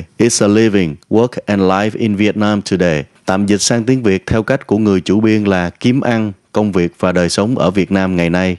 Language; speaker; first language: Vietnamese; native; Vietnamese